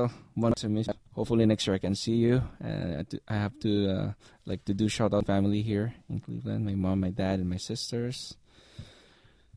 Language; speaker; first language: English; non-native, local second language; Filipino